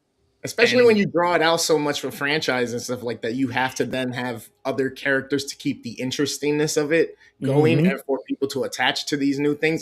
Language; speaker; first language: English; native; English